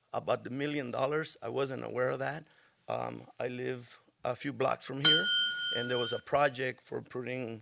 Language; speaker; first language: English; early bilingual, other home language; Spanish